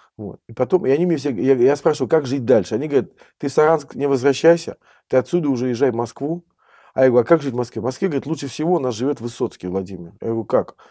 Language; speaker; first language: Russian; native; Russian